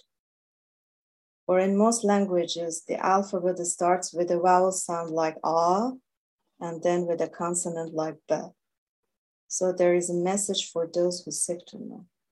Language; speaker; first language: English; non-native, fluent; Persian